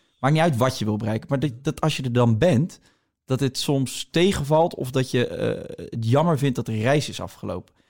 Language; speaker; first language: Dutch; native; Dutch